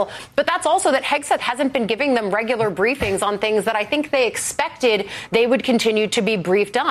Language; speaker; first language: English; native; English